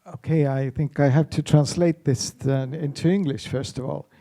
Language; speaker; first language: English; non-native, fluent; Estonian